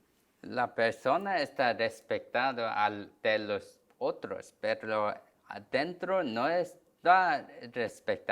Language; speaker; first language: Spanish; non-native, learner; Korean